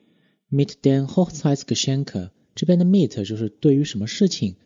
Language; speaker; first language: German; non-native, fluent; Chinese